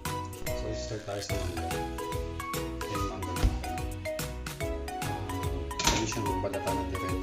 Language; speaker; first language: Filipino; native; Filipino